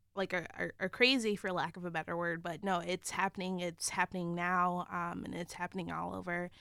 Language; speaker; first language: English; native; English